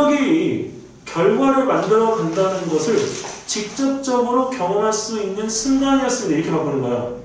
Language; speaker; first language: Korean; native; Korean